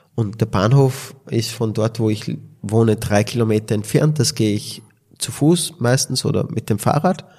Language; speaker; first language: German; native; German